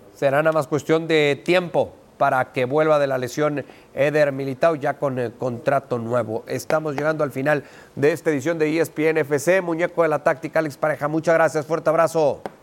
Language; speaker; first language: Spanish; native; Spanish